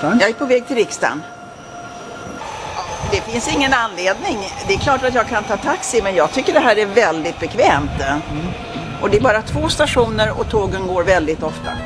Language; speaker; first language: Swedish; native; Swedish